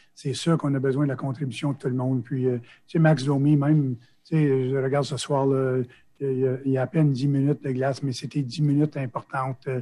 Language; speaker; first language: French; native; French